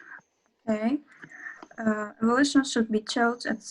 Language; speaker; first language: English; non-native, learner; Azerbaijani